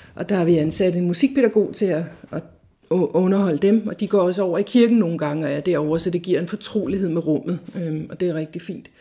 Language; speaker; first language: Danish; native; Danish